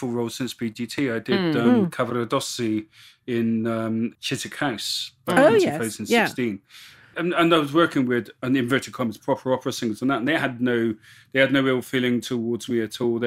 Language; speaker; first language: English; native; English